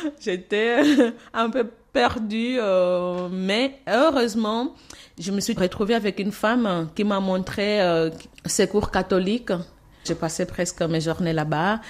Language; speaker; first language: French; non-native, fluent; Portuguese